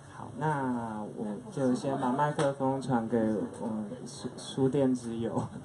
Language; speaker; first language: Chinese; native; Chinese